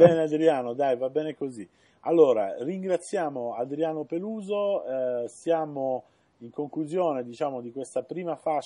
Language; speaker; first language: Italian; native; Italian